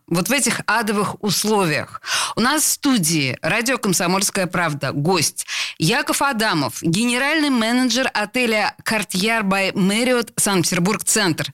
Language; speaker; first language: Russian; native; Russian